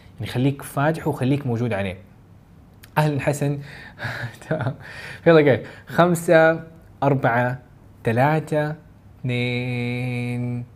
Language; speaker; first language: Arabic; native; Arabic